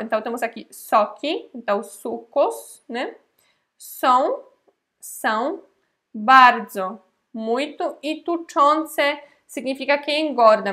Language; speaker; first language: Portuguese; non-native, fluent; Polish